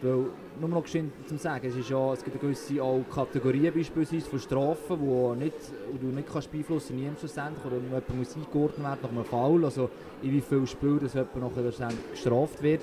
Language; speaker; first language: German; native; German